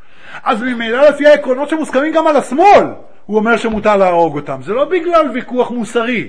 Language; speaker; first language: Hebrew; native; Hebrew